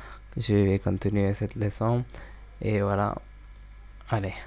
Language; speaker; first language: French; non-native, learner; English